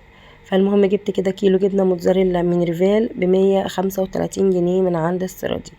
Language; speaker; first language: Arabic; native; Arabic